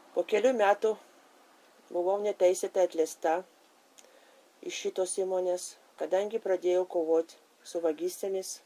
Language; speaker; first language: Lithuanian; early bilingual, other home language; Russian